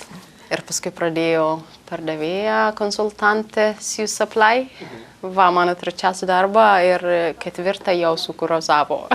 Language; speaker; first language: Lithuanian; non-native, learner; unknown